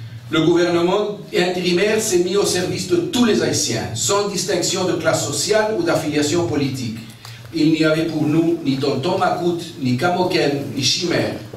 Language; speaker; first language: French; non-native, fluent; Spanish